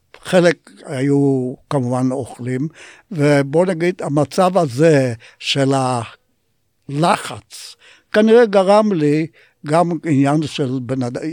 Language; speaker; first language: Hebrew; non-native, fluent; Polish